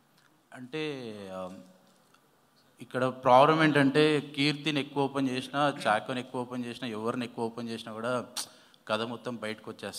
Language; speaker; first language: Telugu; native; Telugu